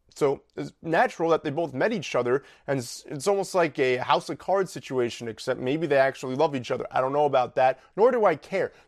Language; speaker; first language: English; native; English